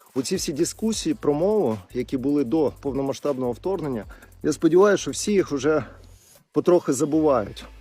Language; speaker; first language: Ukrainian; non-native, local second language; Russian